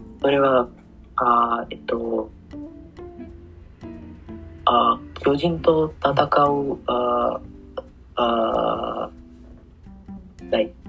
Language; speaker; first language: Japanese; non-native, learner; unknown